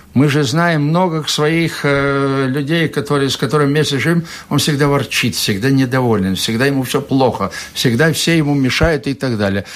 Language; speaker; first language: Russian; non-native, local second language; Latvian